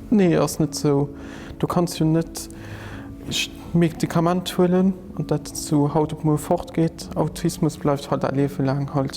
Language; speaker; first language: German; non-native, local second language; Luxembourgish